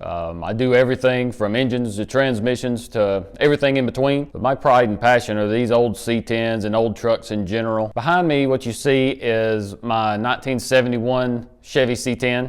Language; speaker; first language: English; native; English